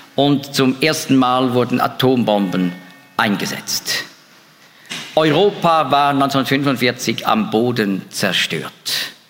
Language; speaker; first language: German; native; German